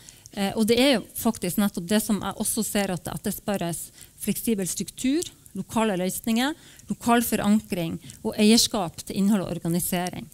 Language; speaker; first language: Norwegian; native; Norwegian